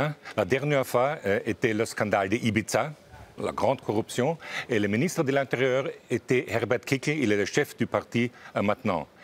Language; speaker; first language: French; non-native, fluent; German